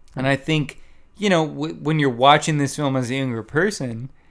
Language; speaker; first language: English; early bilingual, other home language; Spanish